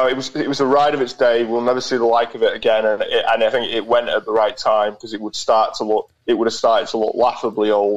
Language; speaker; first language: English; native; English